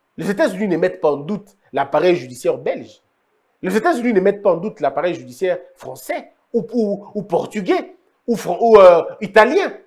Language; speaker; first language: French; non-native, local second language; Lingala